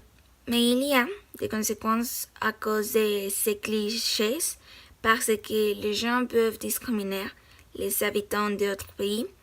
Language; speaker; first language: French; non-native, learner; Spanish